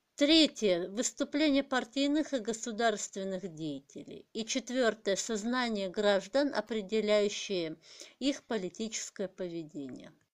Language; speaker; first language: Russian; non-native, local second language; Kazakh